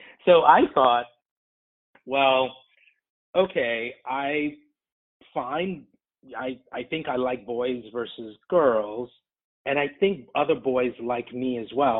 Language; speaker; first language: English; native; English